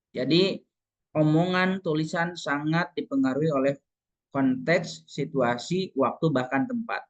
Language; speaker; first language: Indonesian; non-native, local second language; Sundanese